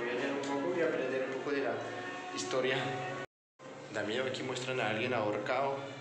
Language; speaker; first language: Spanish; non-native, fluent; French